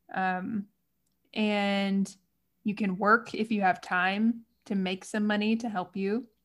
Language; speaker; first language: English; native; English